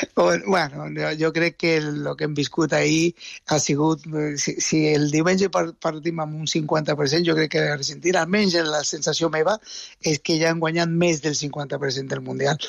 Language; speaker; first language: Catalan; non-native, fluent; Spanish